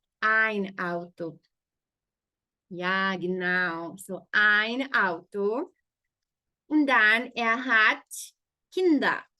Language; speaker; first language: German; non-native, fluent; Spanish